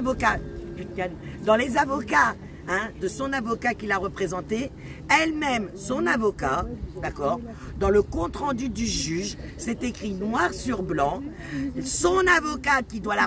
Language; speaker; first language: French; native; French